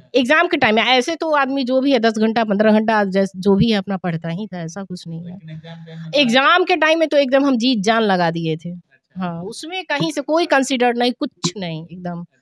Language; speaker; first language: Hindi; native; Hindi